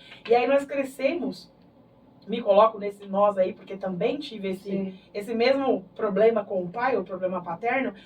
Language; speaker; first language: Portuguese; native; Portuguese